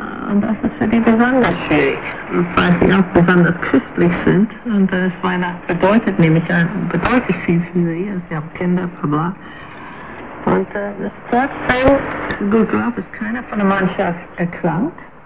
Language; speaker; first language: German; native; German